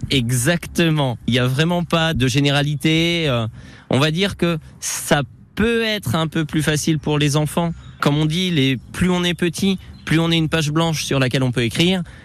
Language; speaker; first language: French; native; French